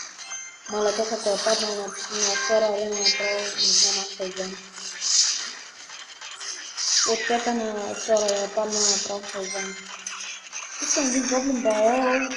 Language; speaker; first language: Bulgarian; native; Bulgarian